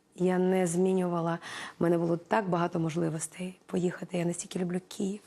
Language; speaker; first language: Ukrainian; non-native, local second language; Russian